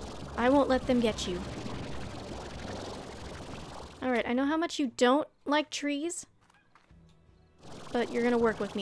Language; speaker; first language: English; native; English